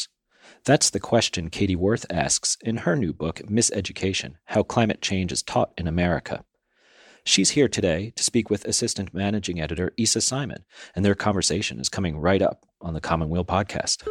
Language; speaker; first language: English; native; English